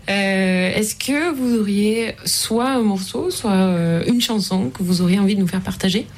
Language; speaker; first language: French; native; French